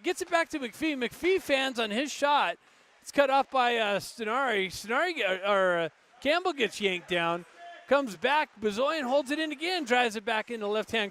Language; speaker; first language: English; native; English